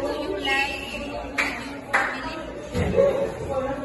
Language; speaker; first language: English; non-native, learner; Spanish